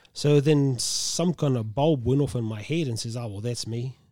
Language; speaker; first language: English; native; English